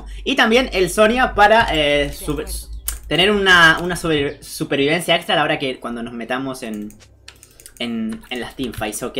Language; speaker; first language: Spanish; native; Spanish